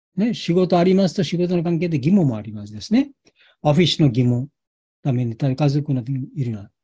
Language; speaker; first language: Japanese; non-native, learner; Bangla